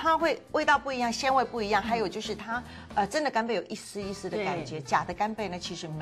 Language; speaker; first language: Chinese; native; Chinese